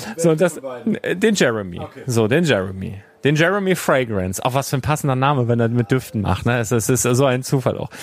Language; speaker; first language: German; native; German